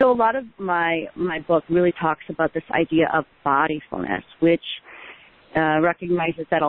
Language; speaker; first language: English; native; English